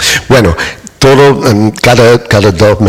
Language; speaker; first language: Spanish; non-native, learner; English